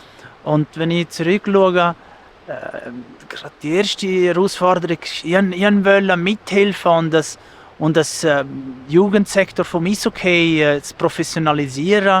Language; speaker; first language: German; non-native, local second language; Italian